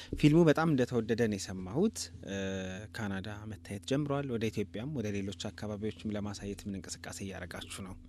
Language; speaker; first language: Amharic; native; Amharic